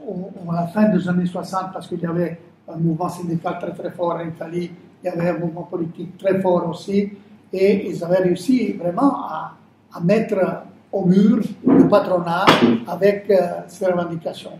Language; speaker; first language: French; non-native, local second language; Italian